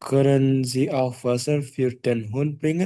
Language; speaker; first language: German; non-native, learner; Indonesian